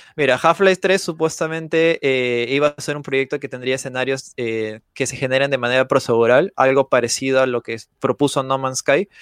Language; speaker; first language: Spanish; native; Spanish